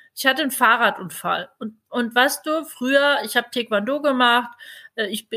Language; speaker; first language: German; native; German